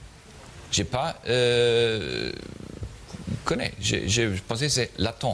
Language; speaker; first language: French; non-native, learner; German